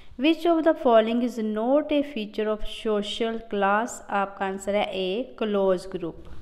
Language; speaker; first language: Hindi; non-native, local second language; Punjabi